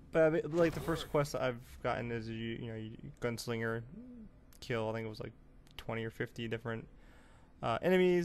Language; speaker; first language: English; native; English